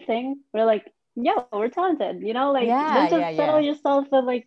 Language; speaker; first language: English; non-native, local second language; Cebuano